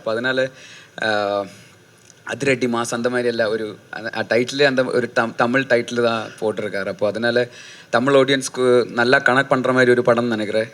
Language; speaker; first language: Tamil; non-native, learner; Malayalam